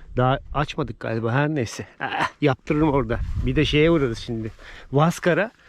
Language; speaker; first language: Turkish; native; Turkish